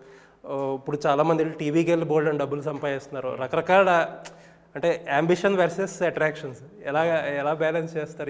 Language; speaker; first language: Telugu; native; Telugu